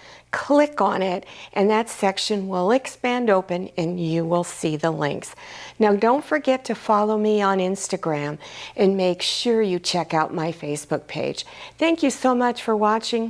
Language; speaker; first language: English; native; English